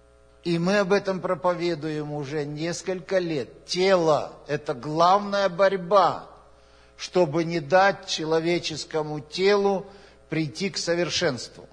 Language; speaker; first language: Russian; native; Russian